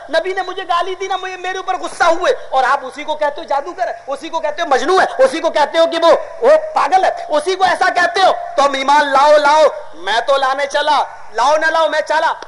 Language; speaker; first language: Urdu; native; Urdu